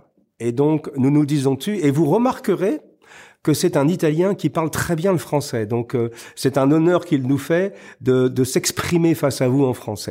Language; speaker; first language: French; native; French